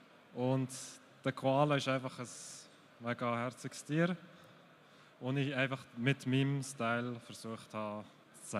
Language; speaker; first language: German; native; German